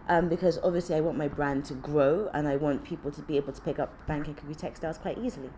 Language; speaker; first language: English; early bilingual, other home language; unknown